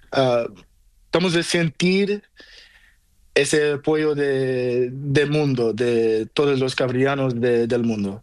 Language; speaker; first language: Spanish; non-native, learner; Portuguese